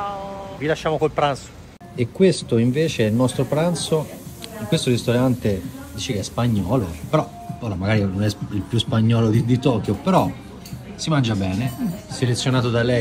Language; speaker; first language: Italian; native; Italian